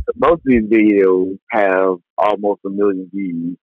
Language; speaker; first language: English; native; English